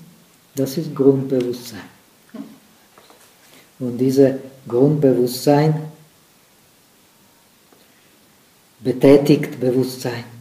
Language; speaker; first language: German; non-native, fluent; Czech